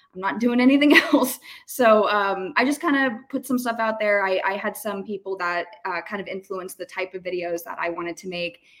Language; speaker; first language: English; native; English